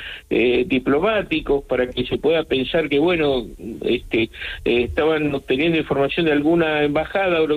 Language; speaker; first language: Spanish; native; Spanish